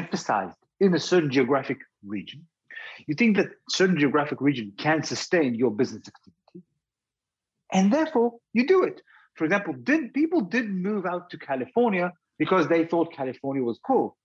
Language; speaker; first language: English; native; English